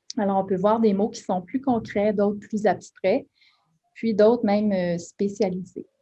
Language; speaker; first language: French; native; French